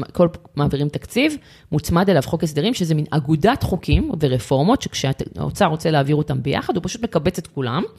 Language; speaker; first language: Hebrew; native; Hebrew